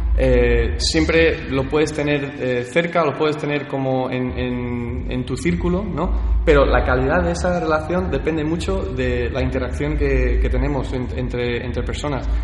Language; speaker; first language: Spanish; early bilingual, heritage; Spanish